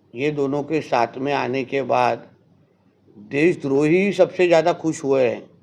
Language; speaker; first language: Hindi; non-native, local second language; Marathi